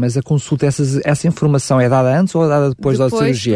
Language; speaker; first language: Portuguese; native; Portuguese